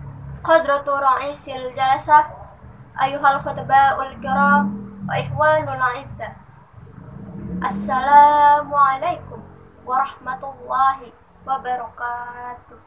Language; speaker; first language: Arabic; non-native, learner; Indonesian